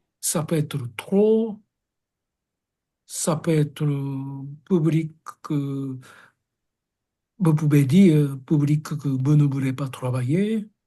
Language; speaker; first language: French; non-native, fluent; Japanese